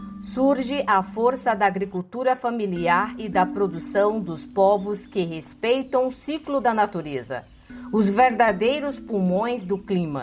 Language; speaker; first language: Portuguese; native; Portuguese